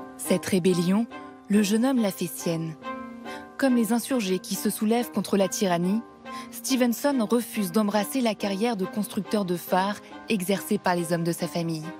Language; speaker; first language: French; native; French